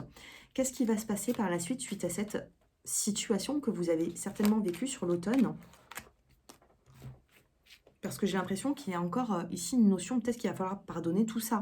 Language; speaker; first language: French; native; French